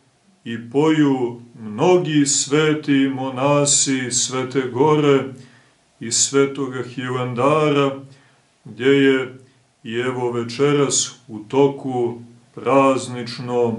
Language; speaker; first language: Serbian; native; Serbian